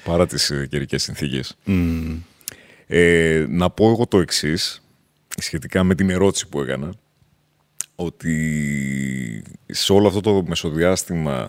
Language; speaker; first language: Greek; native; Greek